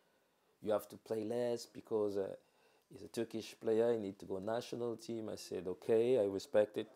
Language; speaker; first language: English; non-native, fluent; French